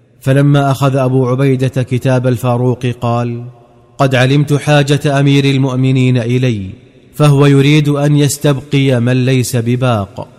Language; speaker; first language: Arabic; native; Arabic